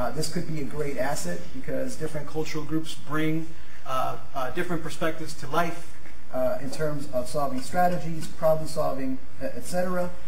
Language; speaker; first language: English; native; English